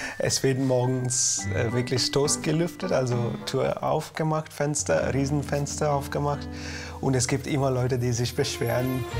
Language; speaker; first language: German; non-native, fluent; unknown